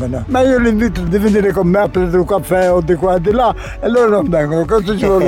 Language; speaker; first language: Italian; non-native, local second language; Albanian